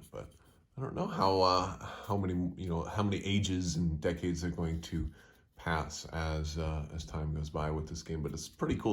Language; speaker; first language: English; native; English